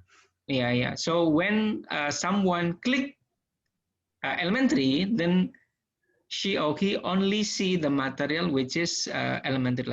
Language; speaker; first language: English; non-native, learner; Indonesian